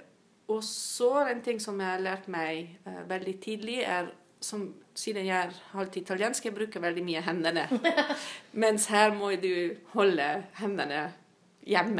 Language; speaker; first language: Norwegian; non-native, fluent; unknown